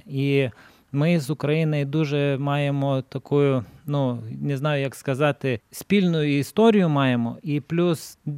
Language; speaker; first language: Ukrainian; non-native, learner; Lithuanian